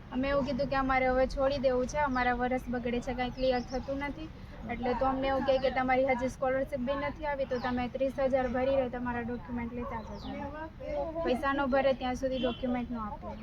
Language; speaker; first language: Gujarati; native; Gujarati